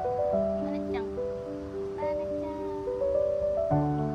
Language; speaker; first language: Japanese; non-native, learner; Filipino